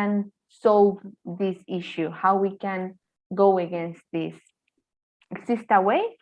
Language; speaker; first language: English; non-native, fluent; Spanish